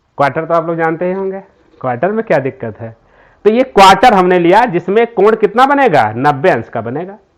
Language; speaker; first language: Hindi; native; Hindi